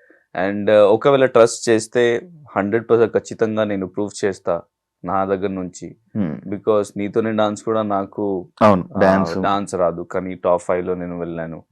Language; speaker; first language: Telugu; non-native, learner; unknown